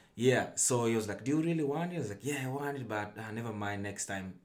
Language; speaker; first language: English; non-native, local second language; Luyia